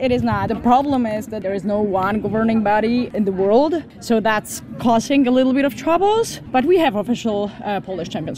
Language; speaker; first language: English; non-native, fluent; Polish